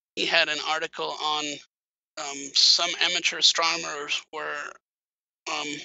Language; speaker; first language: English; native; English